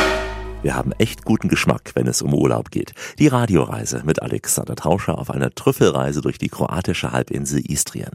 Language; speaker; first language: German; native; German